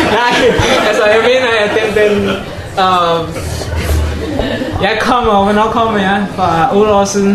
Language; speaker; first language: Danish; non-native, learner; Mon